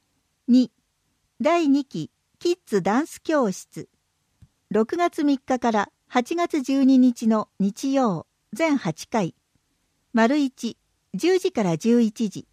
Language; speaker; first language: Japanese; native; Japanese